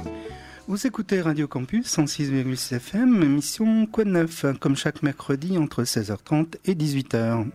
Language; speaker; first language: French; native; French